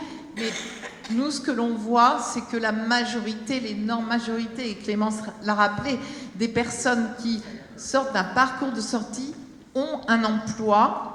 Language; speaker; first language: French; native; French